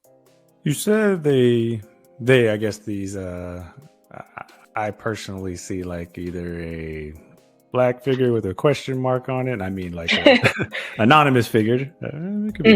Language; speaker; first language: English; native; English